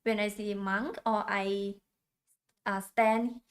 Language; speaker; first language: English; non-native, learner; Thai